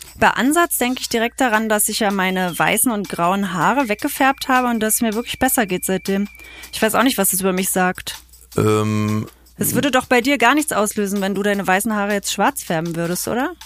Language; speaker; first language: German; native; German